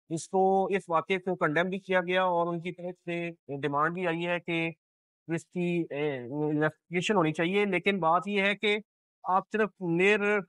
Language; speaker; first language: Urdu; non-native, local second language; Punjabi